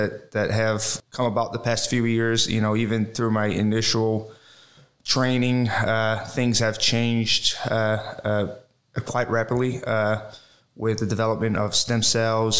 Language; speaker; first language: English; non-native, fluent; Portuguese